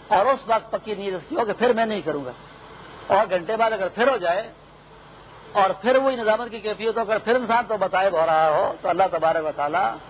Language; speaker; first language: Urdu; non-native, local second language; Pashto